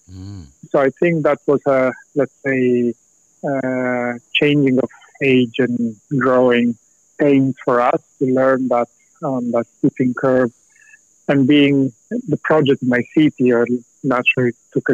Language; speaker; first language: English; non-native, fluent; Italian